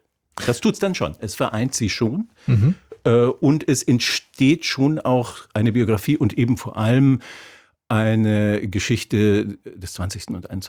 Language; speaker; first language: German; native; German